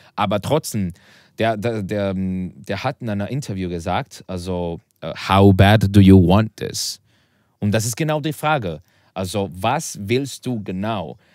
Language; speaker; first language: German; non-native, learner; Spanish